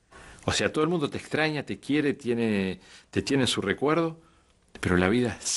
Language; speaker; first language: Spanish; native; Spanish